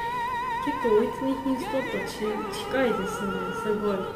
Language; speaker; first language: Japanese; non-native, learner; Georgian